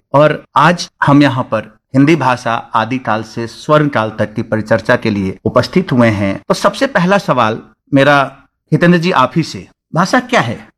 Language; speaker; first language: Hindi; native; Hindi